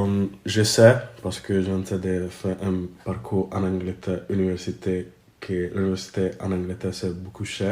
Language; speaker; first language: French; non-native, learner; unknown